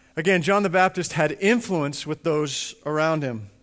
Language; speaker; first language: English; native; English